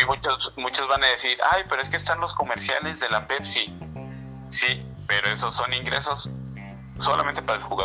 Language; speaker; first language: Spanish; native; Spanish